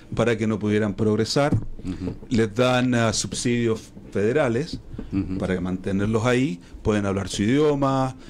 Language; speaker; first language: Spanish; native; Spanish